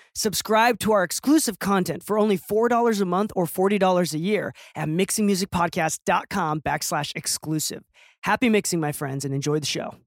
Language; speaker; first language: English; early bilingual, other home language; Japanese